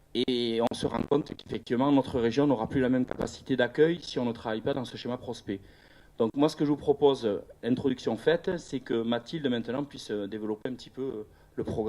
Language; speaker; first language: French; native; French